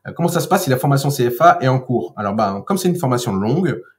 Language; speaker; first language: French; non-native, fluent; Portuguese